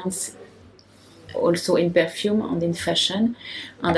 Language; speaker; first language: English; non-native, learner; French